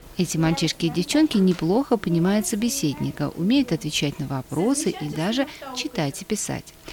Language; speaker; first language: Russian; native; Russian